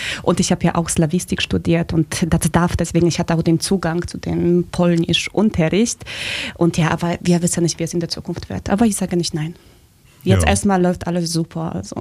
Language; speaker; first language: German; non-native, fluent; Polish